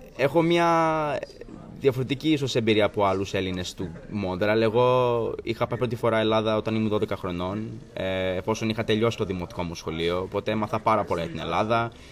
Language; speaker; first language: Greek; early bilingual, heritage; Greek